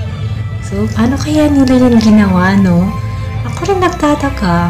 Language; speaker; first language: Filipino; non-native, local second language; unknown